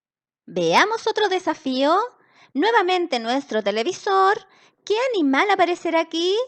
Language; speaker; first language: Spanish; native; Spanish